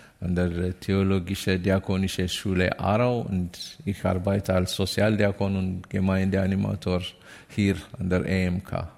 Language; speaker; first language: German; non-native, learner; Amharic